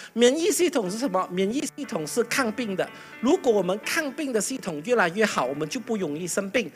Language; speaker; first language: Chinese; native; Chinese